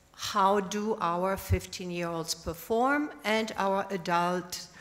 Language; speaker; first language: English; non-native, fluent; German